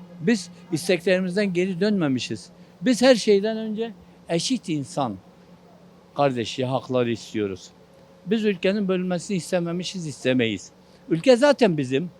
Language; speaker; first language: Turkish; non-native, local second language; Kurdish